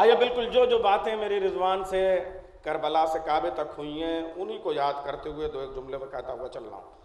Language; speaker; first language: Hindi; native; Hindi